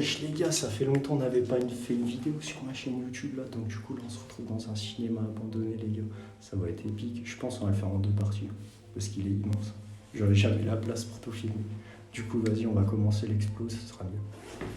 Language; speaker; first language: French; native; French